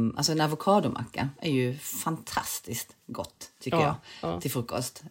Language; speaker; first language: Swedish; early bilingual, other home language; Korean